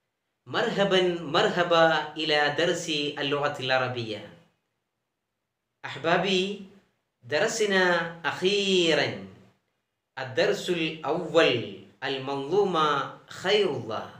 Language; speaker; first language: Arabic; non-native, fluent; Malayalam